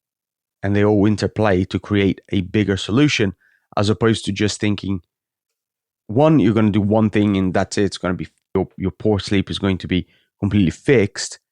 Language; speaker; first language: English; native; English